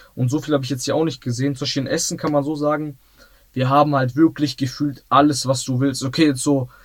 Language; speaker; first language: German; native; German